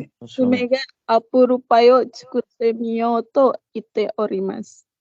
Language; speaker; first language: Japanese; non-native, learner; Indonesian